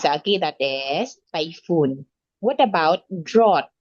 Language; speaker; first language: English; non-native, local second language; Filipino